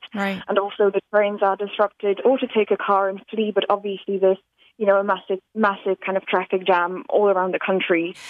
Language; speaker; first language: English; non-native, fluent; Slovak